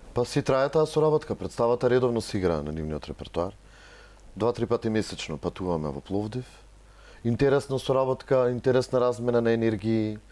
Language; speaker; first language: Macedonian; native; Macedonian